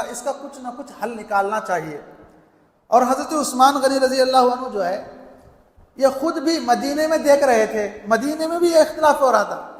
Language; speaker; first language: Urdu; native; Urdu